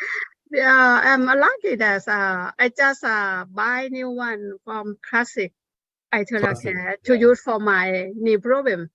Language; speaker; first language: English; non-native, learner; Thai